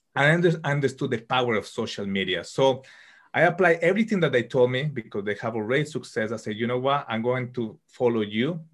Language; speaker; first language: English; non-native, fluent; Spanish